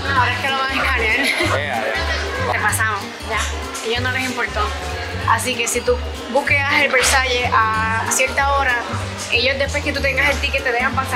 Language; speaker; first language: Spanish; native; Spanish